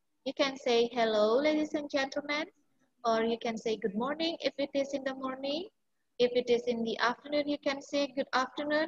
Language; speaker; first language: English; non-native, fluent; Indonesian